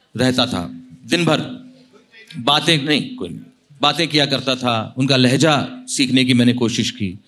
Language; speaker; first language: Hindi; non-native, local second language; Marathi